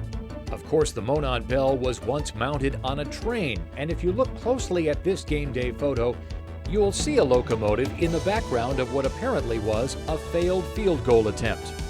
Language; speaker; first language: English; native; English